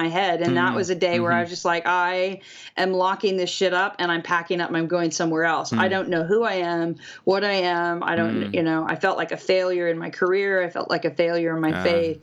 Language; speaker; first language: English; native; English